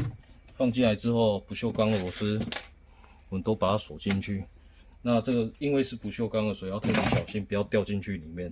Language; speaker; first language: Chinese; native; Chinese